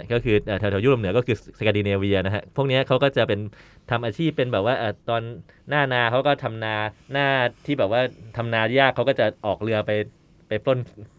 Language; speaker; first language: Thai; native; Thai